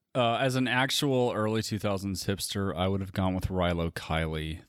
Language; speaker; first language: English; native; English